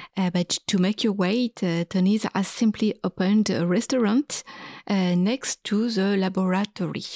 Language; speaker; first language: English; non-native, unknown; French